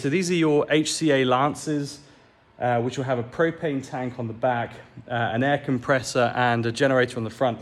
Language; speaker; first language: English; native; English